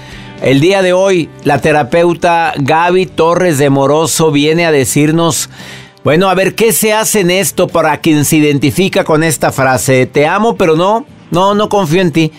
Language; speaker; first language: Spanish; native; Spanish